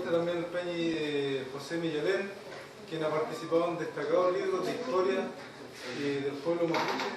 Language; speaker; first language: Spanish; native; Spanish